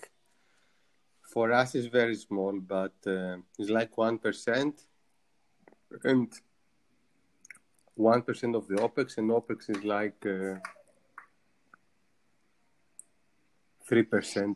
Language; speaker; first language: English; non-native, fluent; Greek